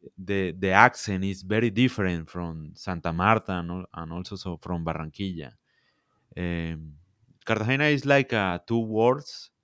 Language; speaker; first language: English; non-native, learner; Spanish